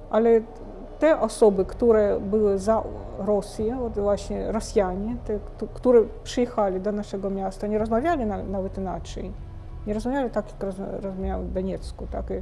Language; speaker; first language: Polish; non-native, fluent; Russian